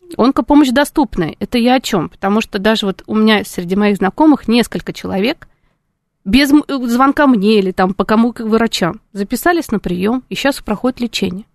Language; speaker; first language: Russian; native; Russian